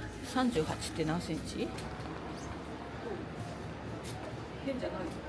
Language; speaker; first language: Japanese; native; Japanese